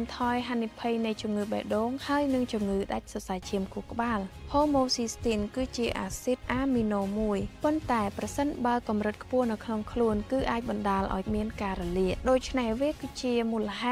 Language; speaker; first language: Khmer; native; Khmer